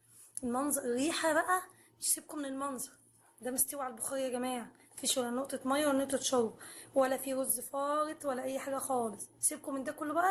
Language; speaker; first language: Arabic; native; Arabic